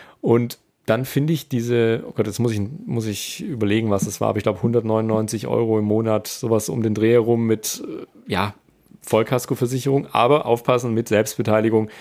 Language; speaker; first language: German; native; German